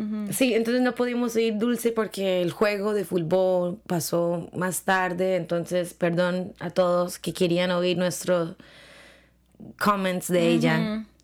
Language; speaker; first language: Spanish; early bilingual, heritage; Spanish